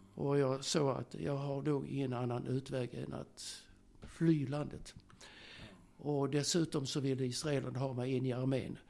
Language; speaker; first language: Swedish; early bilingual, other home language; Slovak